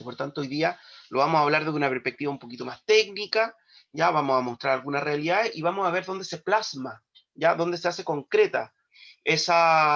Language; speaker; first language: Spanish; native; Spanish